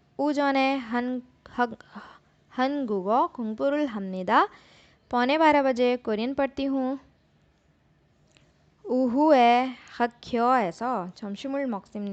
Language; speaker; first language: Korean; non-native, learner; Urdu